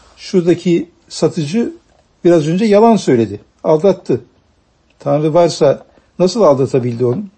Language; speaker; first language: Turkish; native; Turkish